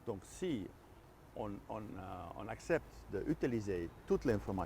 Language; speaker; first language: French; non-native, fluent; Dutch